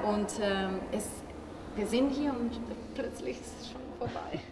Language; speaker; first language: German; non-native, fluent; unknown